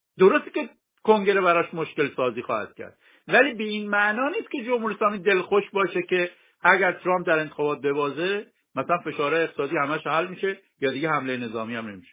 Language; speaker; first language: Persian; non-native, local second language; Kurdish